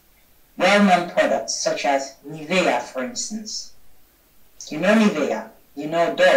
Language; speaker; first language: English; non-native, fluent; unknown